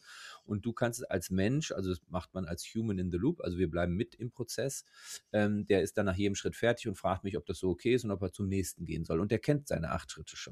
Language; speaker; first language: German; native; German